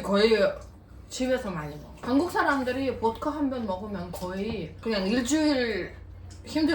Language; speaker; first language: Korean; non-native, fluent; Russian